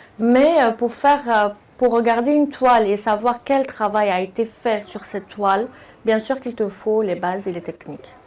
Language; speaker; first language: French; native; French